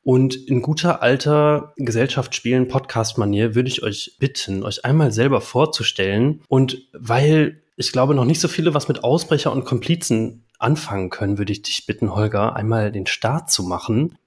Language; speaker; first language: German; native; German